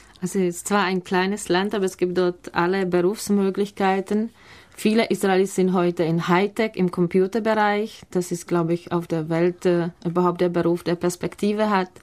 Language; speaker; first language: German; non-native, fluent; Czech